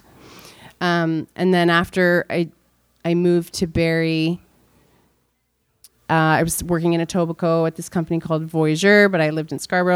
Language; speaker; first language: English; non-native, fluent; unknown